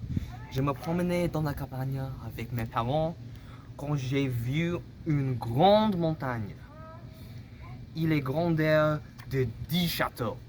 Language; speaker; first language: French; non-native, learner; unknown